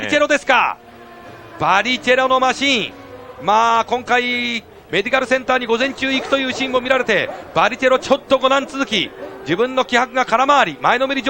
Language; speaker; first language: Japanese; native; Japanese